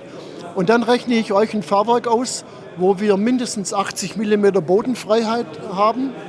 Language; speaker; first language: German; native; German